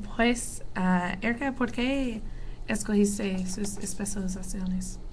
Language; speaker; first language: Spanish; non-native, learner; English